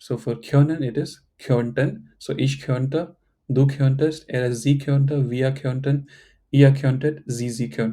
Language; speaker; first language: German; non-native, fluent; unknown